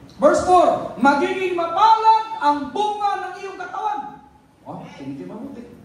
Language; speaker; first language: Filipino; non-native, local second language; Cebuano